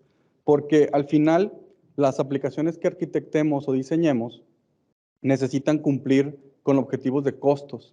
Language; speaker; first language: Spanish; native; Spanish